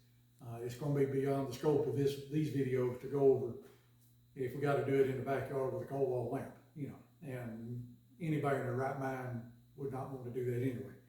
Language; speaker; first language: English; native; English